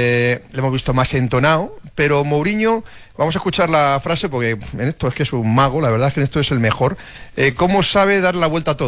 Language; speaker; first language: Spanish; native; Spanish